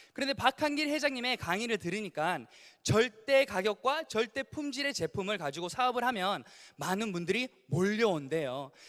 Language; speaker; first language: Korean; early bilingual, other home language; English